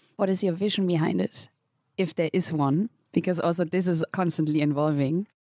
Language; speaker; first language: English; non-native, fluent; German